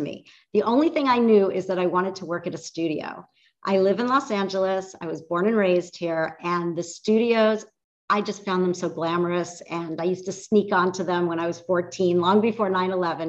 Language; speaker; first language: English; native; English